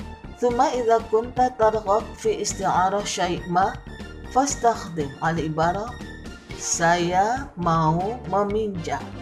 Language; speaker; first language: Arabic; non-native, fluent; Indonesian